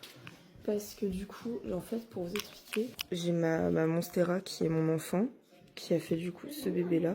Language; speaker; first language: French; native; French